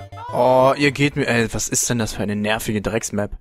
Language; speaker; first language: German; native; German